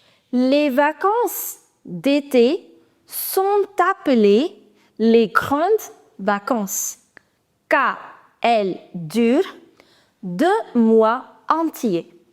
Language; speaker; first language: French; non-native, fluent; Hindi